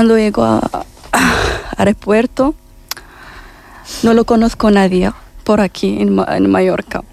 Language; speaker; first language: Spanish; non-native, learner; Arabic